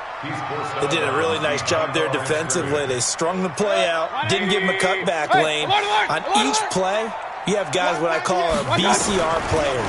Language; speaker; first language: English; native; English